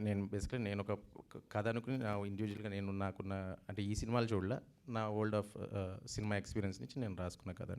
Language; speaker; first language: Telugu; native; Telugu